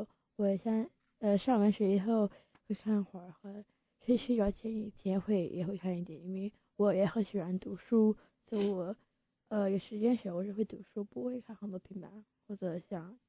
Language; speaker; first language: Chinese; early bilingual, heritage; Chinese